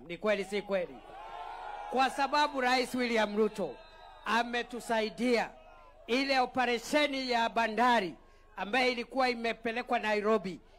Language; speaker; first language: Swahili; native; Swahili